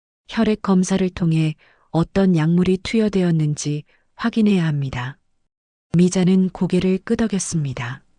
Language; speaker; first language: Korean; native; Korean